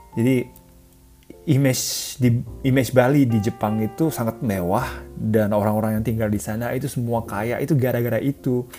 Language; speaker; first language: Indonesian; non-native, fluent; Japanese